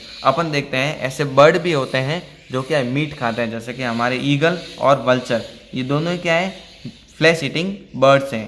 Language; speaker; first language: Hindi; native; Hindi